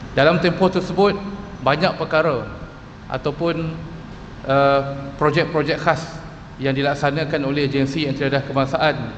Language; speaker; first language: Malay; native; Malay